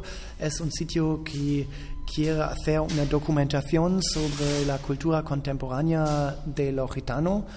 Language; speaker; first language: Spanish; non-native, fluent; German